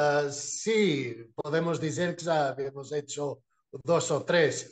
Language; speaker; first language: Spanish; non-native, fluent; Portuguese